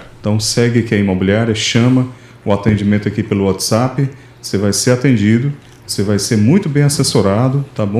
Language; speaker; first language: Portuguese; native; Portuguese